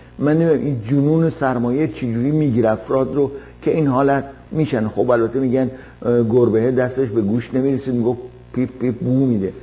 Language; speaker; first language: Persian; native; Persian